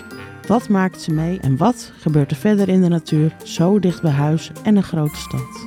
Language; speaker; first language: Dutch; native; Dutch